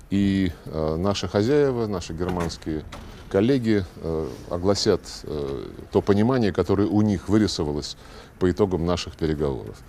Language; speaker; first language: Russian; native; Russian